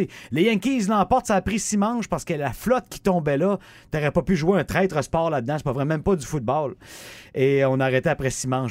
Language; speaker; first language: French; native; French